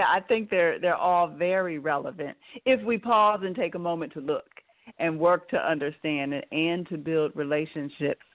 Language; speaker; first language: English; native; English